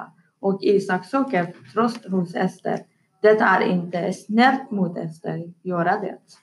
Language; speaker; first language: Swedish; non-native, learner; Persian